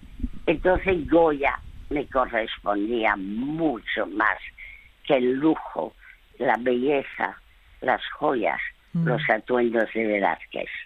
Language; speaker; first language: Spanish; early bilingual, other home language; French